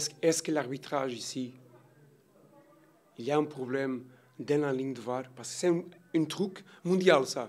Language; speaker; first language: French; non-native, learner; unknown